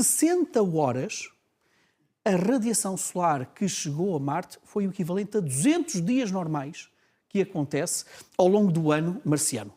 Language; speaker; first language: Portuguese; native; Portuguese